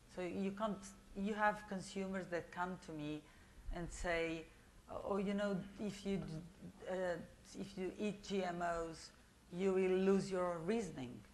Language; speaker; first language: English; non-native, fluent; Portuguese